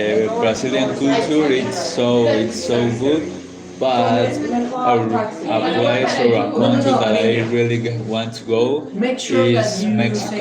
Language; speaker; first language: English; non-native, learner; Spanish